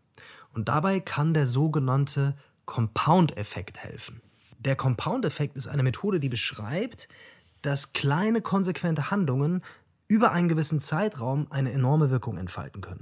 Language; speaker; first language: German; native; German